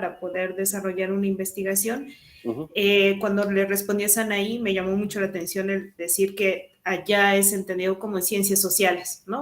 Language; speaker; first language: Spanish; native; Spanish